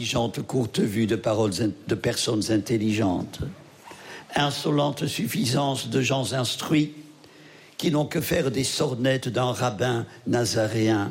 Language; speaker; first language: French; native; French